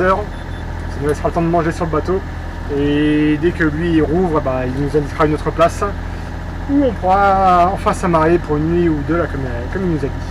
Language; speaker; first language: French; native; French